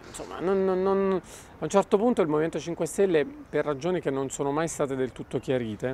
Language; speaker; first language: Italian; native; Italian